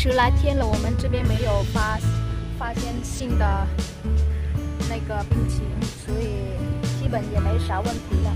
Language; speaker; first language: Chinese; non-native, fluent; Vietnamese